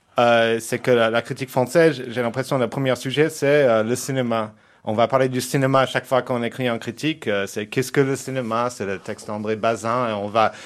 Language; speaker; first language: French; non-native, fluent; English